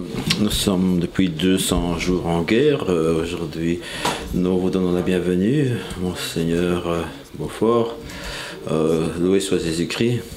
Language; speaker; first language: French; non-native, fluent; Ukrainian